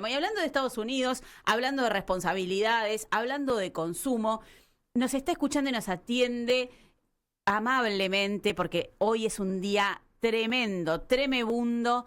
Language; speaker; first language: Spanish; native; Spanish